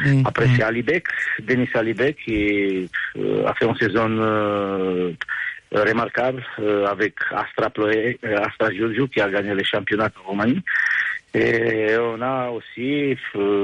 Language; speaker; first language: French; non-native, fluent; Romanian